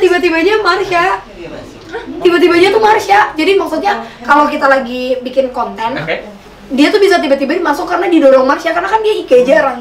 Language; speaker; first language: Indonesian; native; Indonesian